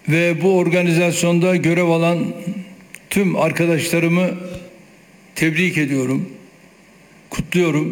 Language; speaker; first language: Turkish; native; Turkish